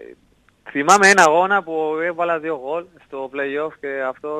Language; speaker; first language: Greek; non-native, learner; Spanish